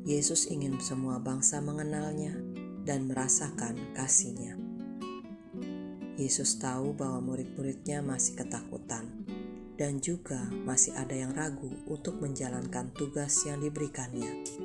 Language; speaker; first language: Indonesian; native; Indonesian